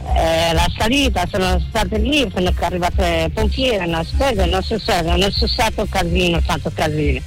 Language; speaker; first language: Italian; non-native, learner; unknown